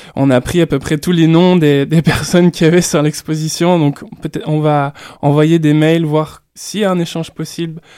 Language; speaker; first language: French; native; French